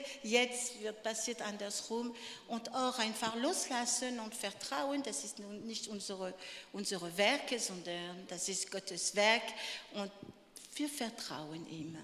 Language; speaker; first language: German; non-native, fluent; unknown